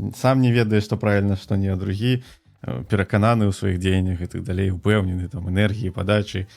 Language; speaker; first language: Belarusian; non-native, local second language; Russian